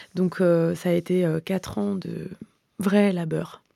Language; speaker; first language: French; native; French